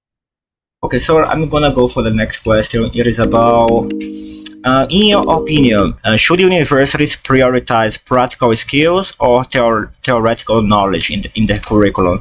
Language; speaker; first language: English; non-native, fluent; Portuguese